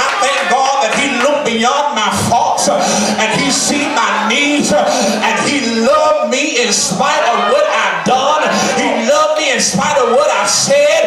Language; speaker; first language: English; native; English